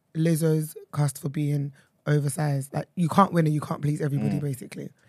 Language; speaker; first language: English; early bilingual, other home language; Akan